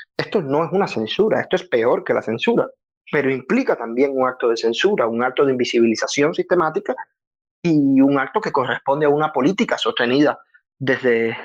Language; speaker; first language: Spanish; native; Spanish